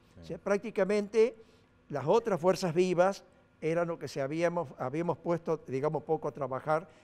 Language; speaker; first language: Spanish; native; Spanish